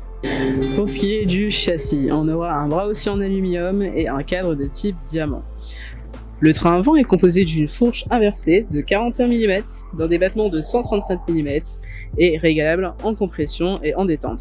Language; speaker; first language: French; native; French